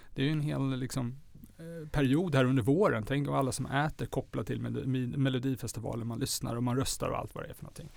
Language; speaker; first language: Swedish; native; Swedish